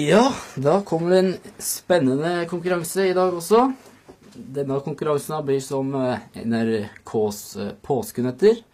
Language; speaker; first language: Norwegian; native; Norwegian